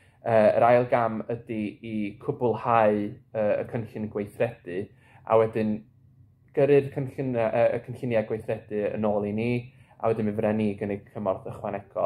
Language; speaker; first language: Welsh; native; Welsh